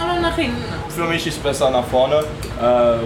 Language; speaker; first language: German; non-native, learner; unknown